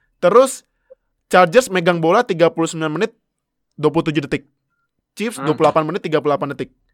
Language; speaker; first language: Indonesian; native; Indonesian